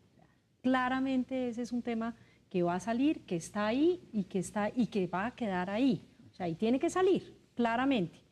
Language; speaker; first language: Spanish; native; Spanish